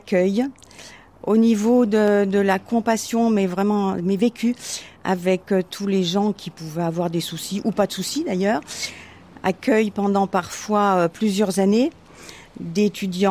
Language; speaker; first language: French; native; French